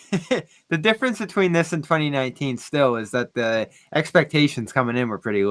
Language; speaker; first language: English; native; English